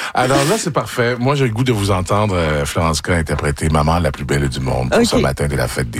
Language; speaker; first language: French; native; French